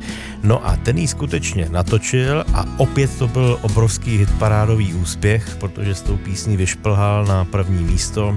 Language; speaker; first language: Czech; native; Czech